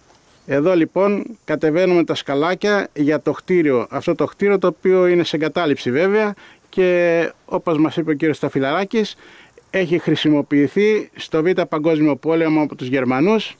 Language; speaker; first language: Greek; native; Greek